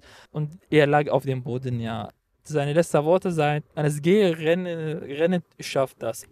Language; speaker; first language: German; non-native, fluent; Arabic